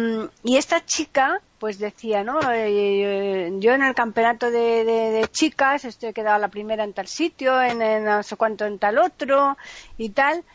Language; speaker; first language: Spanish; native; Spanish